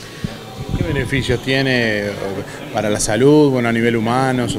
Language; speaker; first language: Spanish; native; Spanish